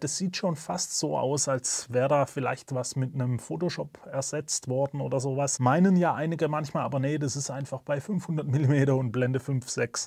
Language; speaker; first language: German; native; German